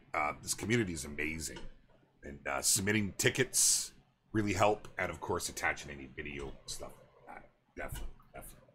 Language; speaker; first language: English; native; English